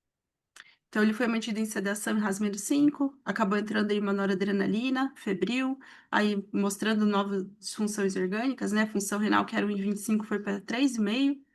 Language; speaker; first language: Portuguese; native; Portuguese